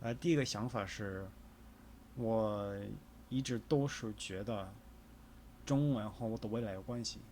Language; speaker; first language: Chinese; non-native, fluent; English